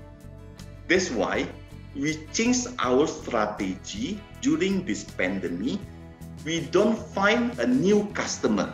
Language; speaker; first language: English; non-native, learner; Indonesian